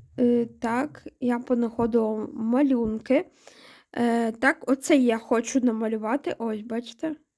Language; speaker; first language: Ukrainian; non-native, local second language; Russian